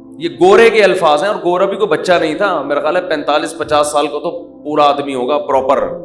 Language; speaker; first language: Urdu; native; Urdu